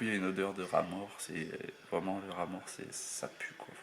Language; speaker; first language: French; native; French